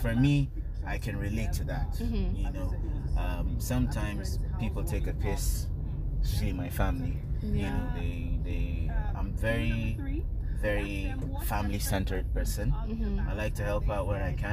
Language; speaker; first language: English; non-native, local second language; Hausa